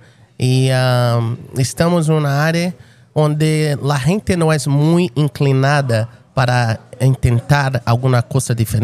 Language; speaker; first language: Spanish; non-native, fluent; Portuguese